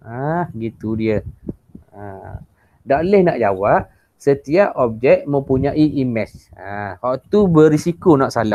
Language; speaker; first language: Malay; native; Malay